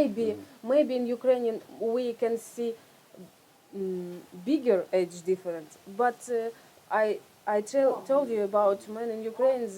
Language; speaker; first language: English; non-native, learner; Russian